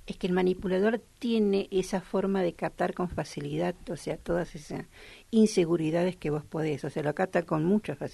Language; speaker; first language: Spanish; native; Spanish